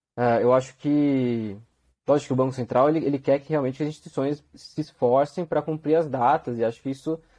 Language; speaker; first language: Portuguese; native; Portuguese